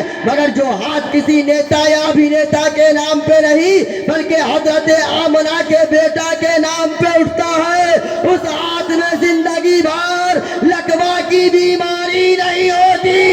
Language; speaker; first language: Hindi; native; Hindi